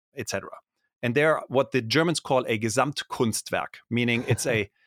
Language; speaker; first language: English; non-native, fluent; German